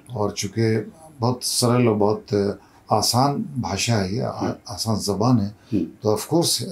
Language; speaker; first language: Hindi; native; Hindi